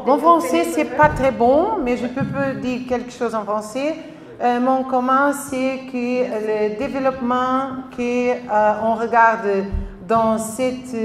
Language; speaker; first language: French; non-native, learner; Spanish